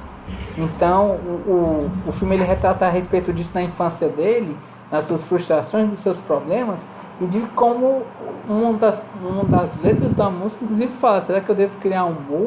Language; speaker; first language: Portuguese; native; Portuguese